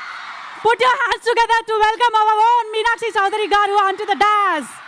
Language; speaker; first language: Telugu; native; Telugu